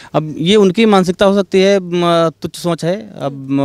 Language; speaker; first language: Hindi; native; Hindi